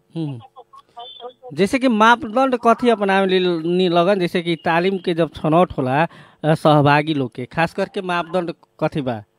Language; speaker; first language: Bhojpuri; native; Bhojpuri